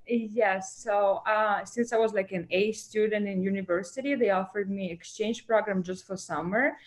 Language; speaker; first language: English; non-native, fluent; Russian